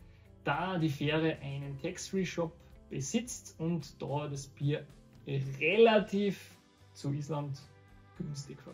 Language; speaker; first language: German; native; German